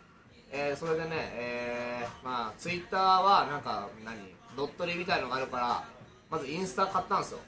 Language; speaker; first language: Japanese; native; Japanese